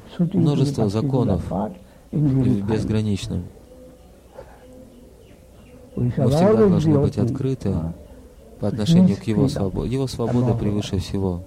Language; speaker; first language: Russian; native; Russian